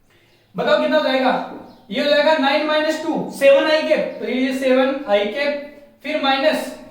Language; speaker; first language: Hindi; native; Hindi